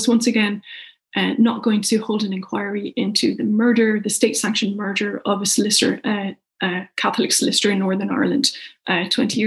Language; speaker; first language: English; native; English